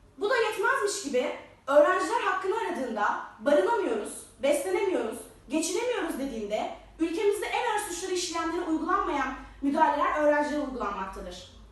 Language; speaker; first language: Turkish; native; Turkish